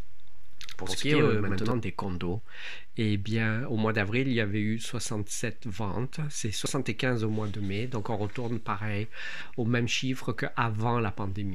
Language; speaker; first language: French; native; French